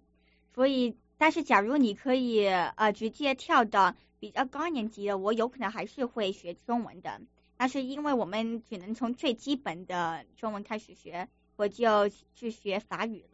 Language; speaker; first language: Chinese; early bilingual, other home language; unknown